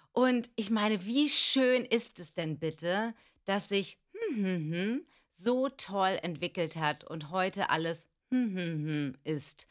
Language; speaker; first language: German; early bilingual, other home language; Greek